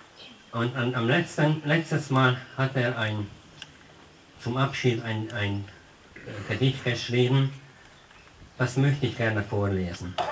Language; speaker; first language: German; non-native, local second language; Hungarian